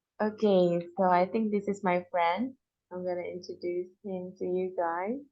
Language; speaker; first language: English; non-native, fluent; Indonesian